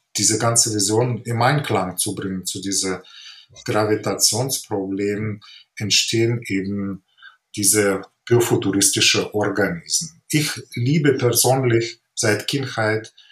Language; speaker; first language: German; non-native, fluent; Ukrainian